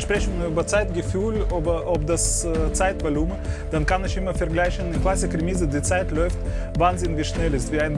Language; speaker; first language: German; non-native, learner; Russian